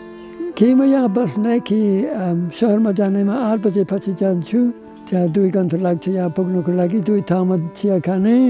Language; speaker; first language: Nepali; non-native, learner; English